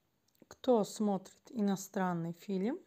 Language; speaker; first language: Russian; non-native, fluent; Azerbaijani